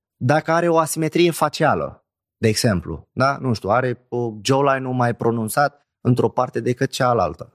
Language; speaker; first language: Romanian; non-native, fluent; Arabic